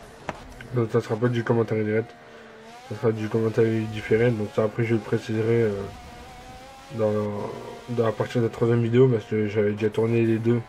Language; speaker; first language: French; native; French